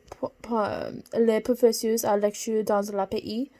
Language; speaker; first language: French; non-native, learner; English